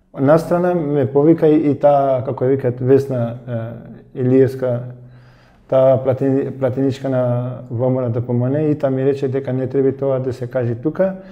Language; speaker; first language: Macedonian; early bilingual, heritage; Macedonian